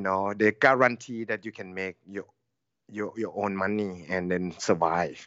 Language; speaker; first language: English; non-native, learner; Thai